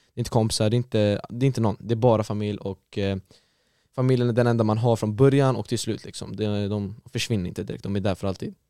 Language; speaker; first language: Swedish; early bilingual, other home language; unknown